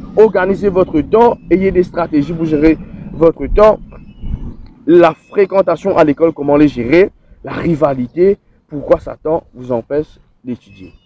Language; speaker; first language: French; non-native, local second language; Morisyen